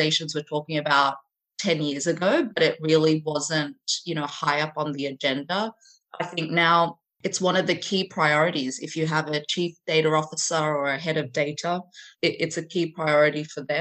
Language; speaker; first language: English; native; English